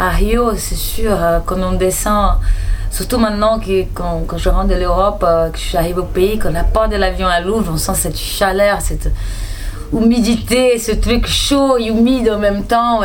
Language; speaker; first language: French; non-native, fluent; Portuguese